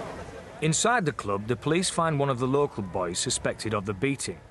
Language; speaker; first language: English; native; English